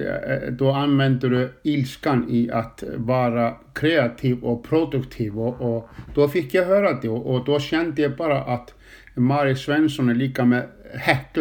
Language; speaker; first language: Swedish; non-native, fluent; Icelandic